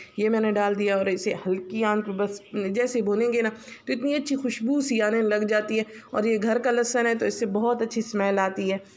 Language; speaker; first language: Urdu; non-native, local second language; Punjabi